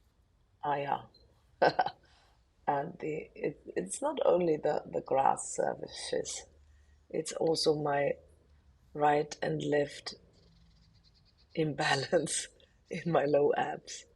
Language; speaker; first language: English; non-native, fluent; German